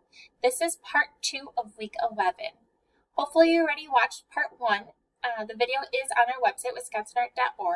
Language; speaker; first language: English; native; English